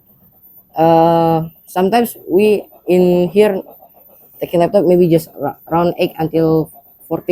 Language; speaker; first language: English; non-native, learner; Indonesian